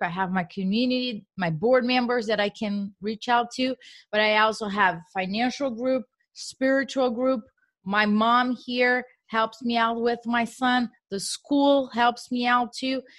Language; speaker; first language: English; non-native, fluent; Portuguese